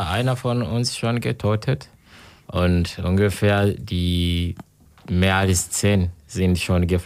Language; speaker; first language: German; non-native, learner; Kinyarwanda